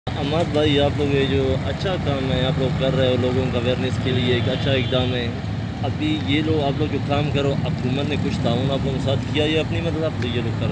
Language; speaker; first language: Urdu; non-native, local second language; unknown